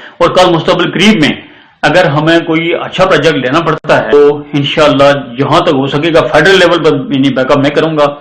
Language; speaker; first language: Urdu; non-native, local second language; Pahari-Potwari